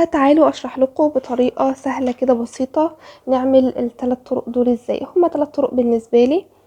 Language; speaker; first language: Arabic; native; Arabic